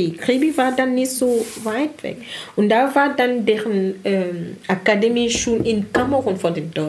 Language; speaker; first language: German; non-native, learner; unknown